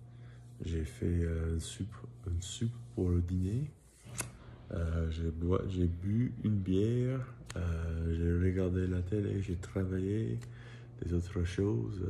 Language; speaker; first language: French; non-native, learner; English